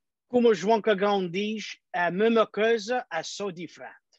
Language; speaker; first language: Portuguese; early bilingual, heritage; Portuguese